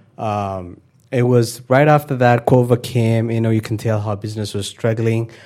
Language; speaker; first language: English; non-native, fluent; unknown